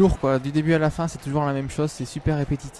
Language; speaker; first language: French; native; French